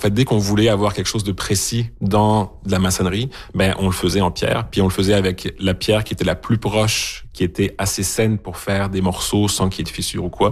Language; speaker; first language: French; native; French